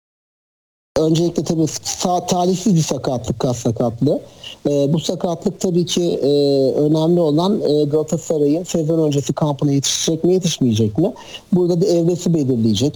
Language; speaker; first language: Turkish; native; Turkish